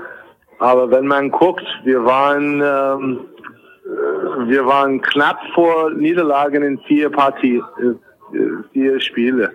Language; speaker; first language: German; non-native, fluent; English